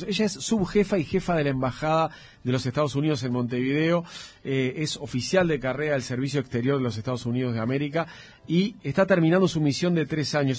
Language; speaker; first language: Spanish; native; Spanish